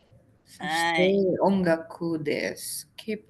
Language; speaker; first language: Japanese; non-native, learner; Indonesian